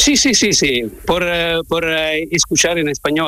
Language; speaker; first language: Spanish; non-native, learner; Italian